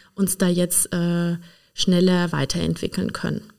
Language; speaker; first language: German; native; German